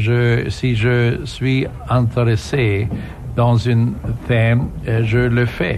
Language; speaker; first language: French; non-native, fluent; German